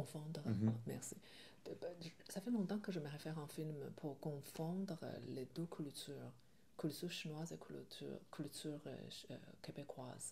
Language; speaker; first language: French; non-native, learner; Chinese